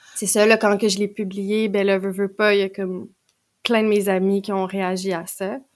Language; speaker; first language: French; native; French